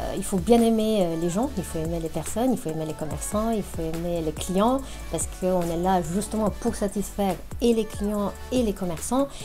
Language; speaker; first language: French; non-native, fluent; Romanian